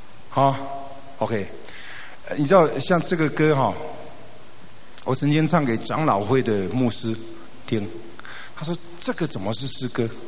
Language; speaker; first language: Chinese; native; Chinese